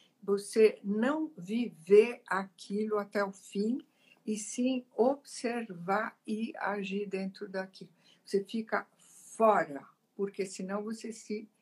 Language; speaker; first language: Portuguese; early bilingual, other home language; Italian